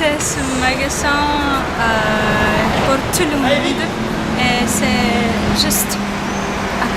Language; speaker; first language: French; non-native, learner; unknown